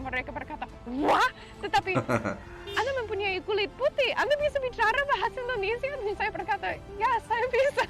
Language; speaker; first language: Indonesian; non-native, learner; English